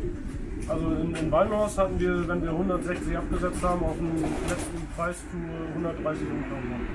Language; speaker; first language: German; native; German